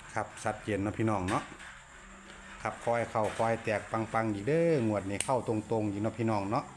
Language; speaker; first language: Thai; non-native, local second language; Northeastern Thai